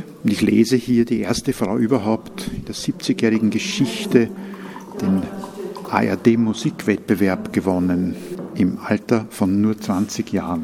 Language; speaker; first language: German; native; German